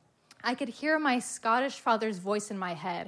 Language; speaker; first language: English; native; English